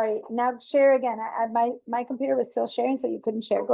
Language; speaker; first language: English; native; English